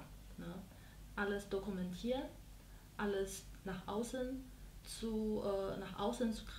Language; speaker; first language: German; non-native, learner; Chinese